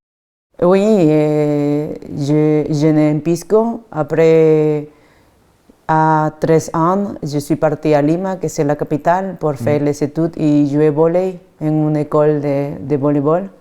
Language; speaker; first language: French; non-native, fluent; Spanish